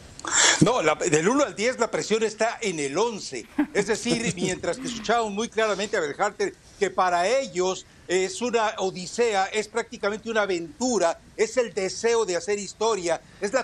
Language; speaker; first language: Spanish; native; Spanish